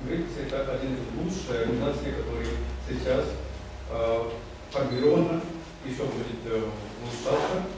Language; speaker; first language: Russian; non-native, learner; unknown